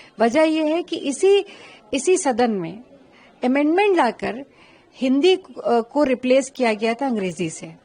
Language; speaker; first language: Hindi; native; Hindi